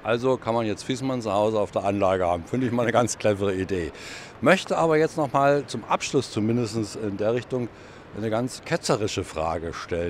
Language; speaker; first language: German; native; German